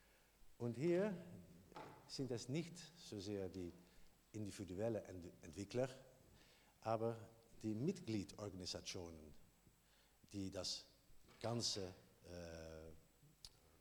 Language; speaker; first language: German; non-native, learner; Dutch